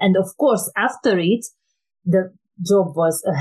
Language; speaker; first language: English; non-native, fluent; Hungarian